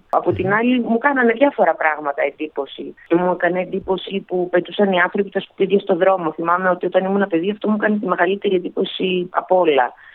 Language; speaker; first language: Greek; early bilingual, other home language; Russian